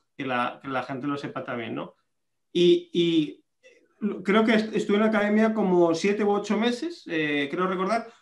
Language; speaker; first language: Spanish; native; Spanish